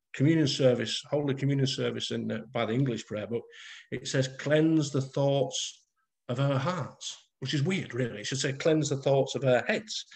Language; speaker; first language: English; native; English